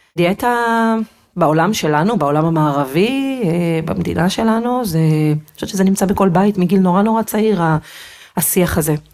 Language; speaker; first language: Hebrew; native; Hebrew